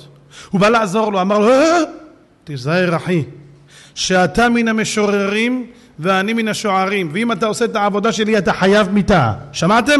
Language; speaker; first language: Hebrew; native; Hebrew